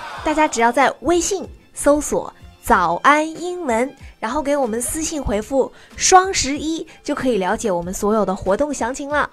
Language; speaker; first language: Chinese; native; Chinese